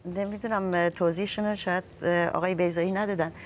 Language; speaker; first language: Persian; non-native, local second language; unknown